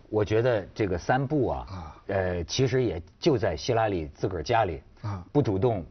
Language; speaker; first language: Chinese; native; Chinese